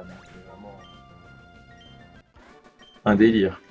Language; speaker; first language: French; native; French